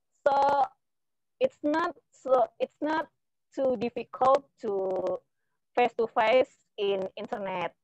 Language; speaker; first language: English; non-native, learner; Indonesian